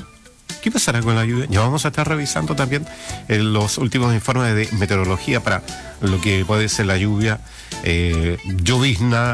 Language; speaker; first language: Spanish; native; Spanish